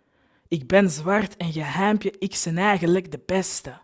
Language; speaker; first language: Dutch; early bilingual, other home language; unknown